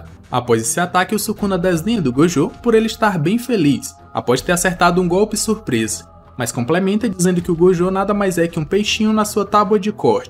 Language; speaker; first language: Portuguese; native; Portuguese